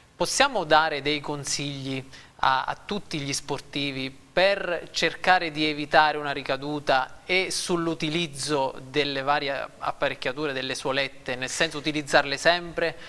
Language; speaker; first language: Italian; native; Italian